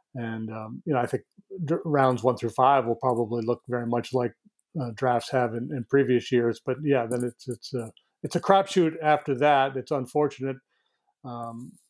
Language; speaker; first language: English; native; English